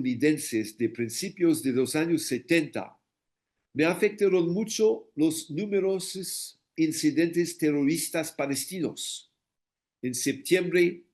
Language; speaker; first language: Spanish; non-native, fluent; English